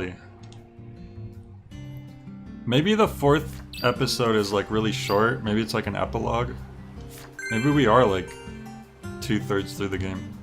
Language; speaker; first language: English; native; English